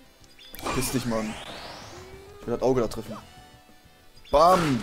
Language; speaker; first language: German; native; German